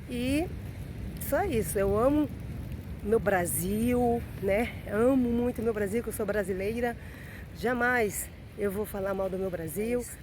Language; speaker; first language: Portuguese; native; Portuguese